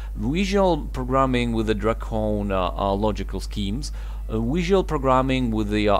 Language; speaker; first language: English; non-native, fluent; Russian